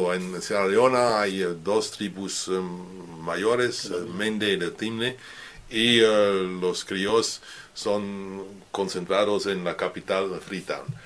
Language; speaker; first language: Spanish; non-native, learner; French